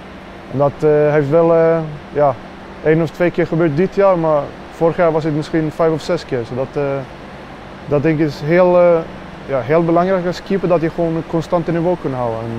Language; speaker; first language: Dutch; non-native, fluent; Swedish